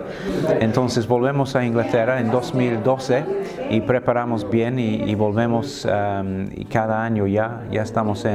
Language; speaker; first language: Spanish; non-native, fluent; English